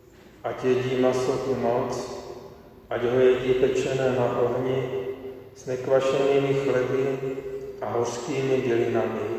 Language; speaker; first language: Czech; native; Czech